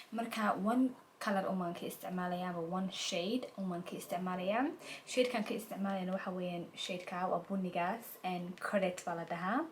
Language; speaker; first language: Somali; early bilingual, heritage; Somali